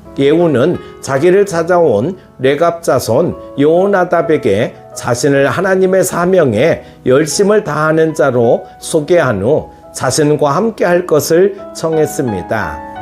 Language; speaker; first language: Korean; native; Korean